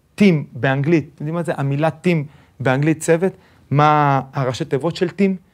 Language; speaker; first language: Hebrew; early bilingual, other home language; Spanish